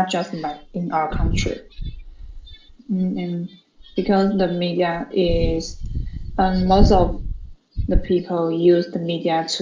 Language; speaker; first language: English; non-native, learner; Chinese